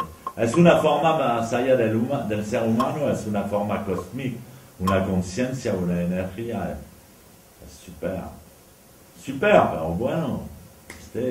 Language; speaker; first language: Spanish; non-native, fluent; French